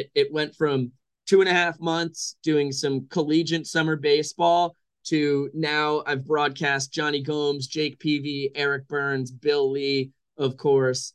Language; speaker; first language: English; native; English